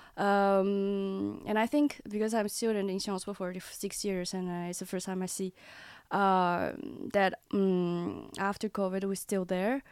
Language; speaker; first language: English; non-native, learner; Chinese